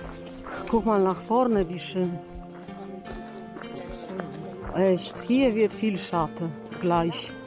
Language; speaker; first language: German; non-native, learner; Polish